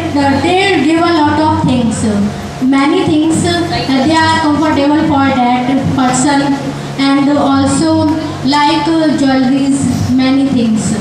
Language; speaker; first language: English; non-native, learner; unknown